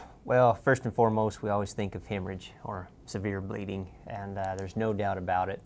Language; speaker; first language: English; native; English